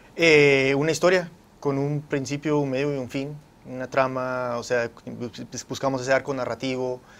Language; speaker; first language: Spanish; early bilingual, heritage; Spanish